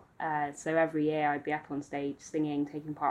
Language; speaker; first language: English; native; English